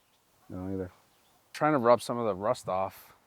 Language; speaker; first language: English; native; English